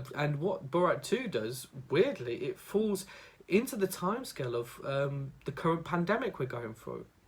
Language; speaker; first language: English; native; English